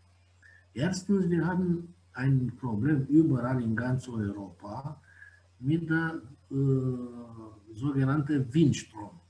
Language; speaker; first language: German; non-native, fluent; Romanian